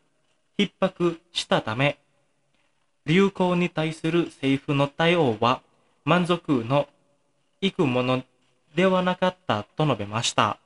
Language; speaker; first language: Japanese; non-native, fluent; Indonesian